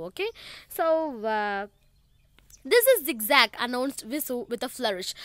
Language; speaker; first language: English; non-native, local second language; Tamil